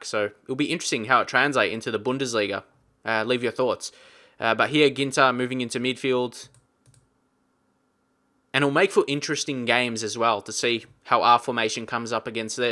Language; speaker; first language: English; native; English